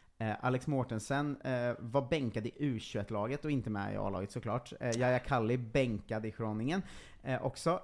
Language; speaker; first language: Swedish; native; Swedish